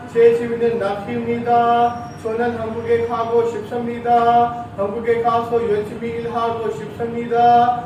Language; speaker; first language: Korean; non-native, learner; Urdu